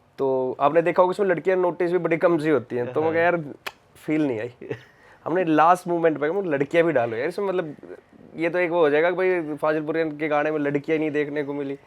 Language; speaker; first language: Hindi; native; Hindi